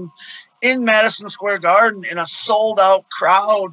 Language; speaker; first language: English; native; English